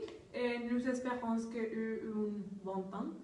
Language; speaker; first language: French; non-native, learner; Spanish